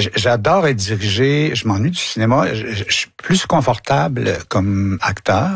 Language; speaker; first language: French; native; French